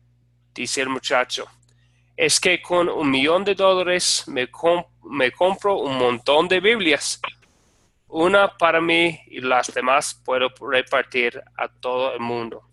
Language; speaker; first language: Spanish; non-native, fluent; English